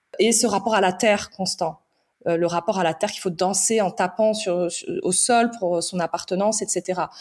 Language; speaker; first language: French; native; French